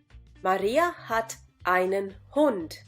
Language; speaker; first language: German; non-native, fluent; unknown